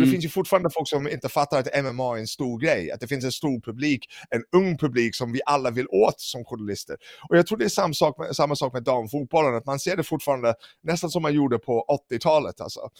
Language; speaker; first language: Swedish; non-native, fluent; English